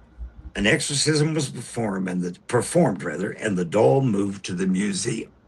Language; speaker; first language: English; native; English